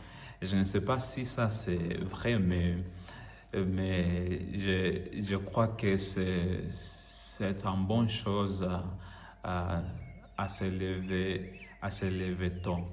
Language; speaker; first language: French; non-native, learner; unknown